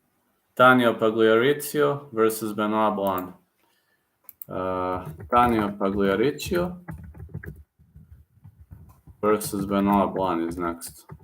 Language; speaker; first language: English; non-native, fluent; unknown